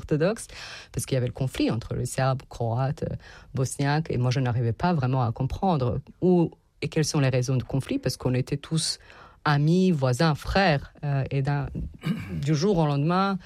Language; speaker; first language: French; non-native, fluent; Serbian